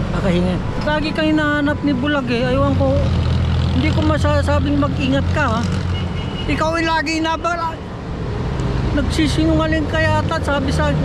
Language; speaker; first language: Filipino; non-native, local second language; Iloko